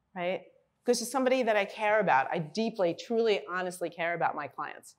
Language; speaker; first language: English; native; English